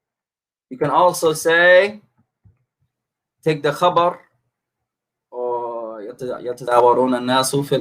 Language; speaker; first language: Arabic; non-native, fluent; English